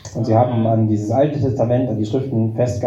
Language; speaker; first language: German; native; German